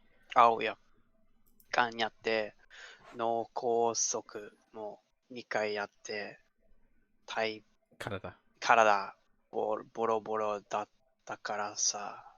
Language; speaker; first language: Japanese; non-native, learner; English